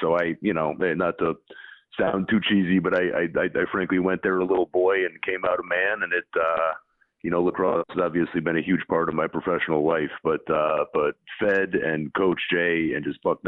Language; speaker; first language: English; native; English